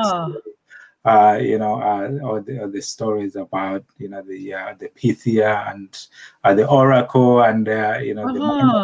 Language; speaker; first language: English; non-native, local second language; Nyanja